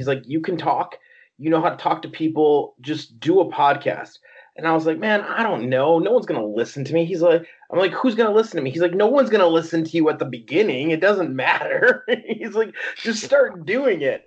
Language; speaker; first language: English; native; English